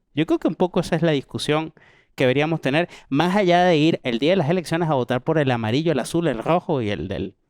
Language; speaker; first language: Spanish; native; Spanish